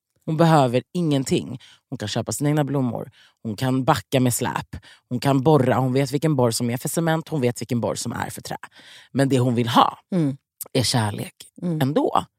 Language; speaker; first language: Swedish; native; Swedish